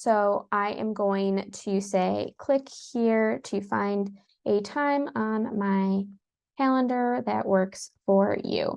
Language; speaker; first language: English; native; English